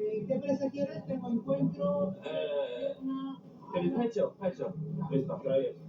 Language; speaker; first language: Spanish; non-native, learner; English